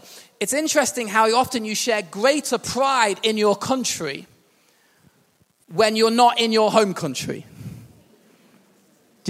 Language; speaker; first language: English; native; English